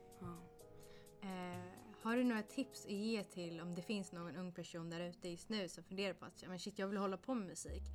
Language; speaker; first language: Swedish; native; Swedish